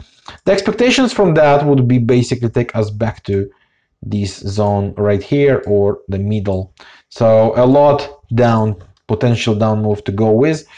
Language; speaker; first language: English; non-native, fluent; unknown